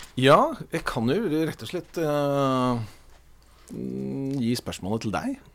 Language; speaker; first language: Norwegian; native; Norwegian